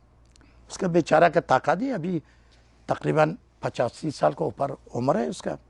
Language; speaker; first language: Hindi; non-native, learner; Persian